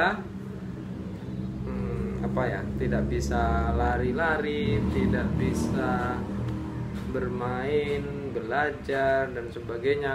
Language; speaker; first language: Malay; non-native, local second language; Javanese